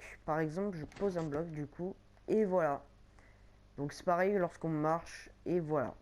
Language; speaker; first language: French; native; French